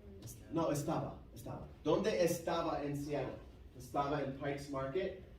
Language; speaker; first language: Spanish; non-native, fluent; English